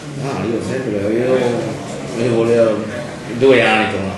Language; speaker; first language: Italian; non-native, learner; English